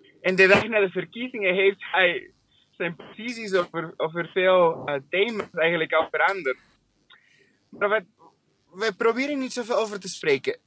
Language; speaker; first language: Dutch; non-native, fluent; English